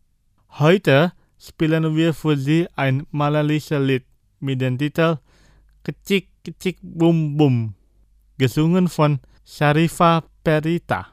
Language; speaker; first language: German; non-native, fluent; Indonesian